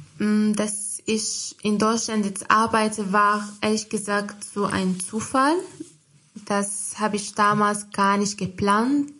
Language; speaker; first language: German; non-native, fluent; Arabic